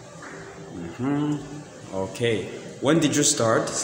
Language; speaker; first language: English; non-native, fluent; Rundi